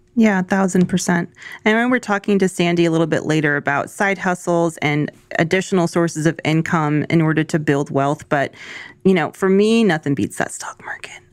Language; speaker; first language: English; native; English